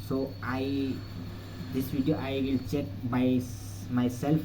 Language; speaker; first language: English; non-native, learner; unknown